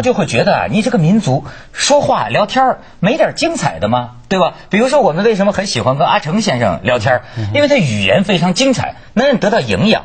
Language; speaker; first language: Chinese; native; Chinese